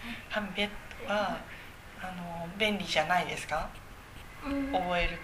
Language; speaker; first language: Japanese; native; Japanese